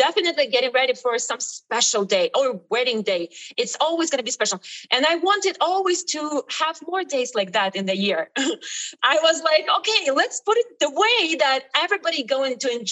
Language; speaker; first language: English; non-native, fluent; Ukrainian